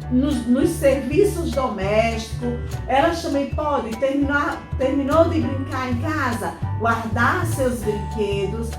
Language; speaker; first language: Portuguese; native; Portuguese